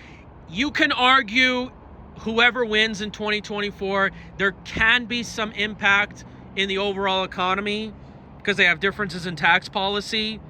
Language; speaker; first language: English; native; English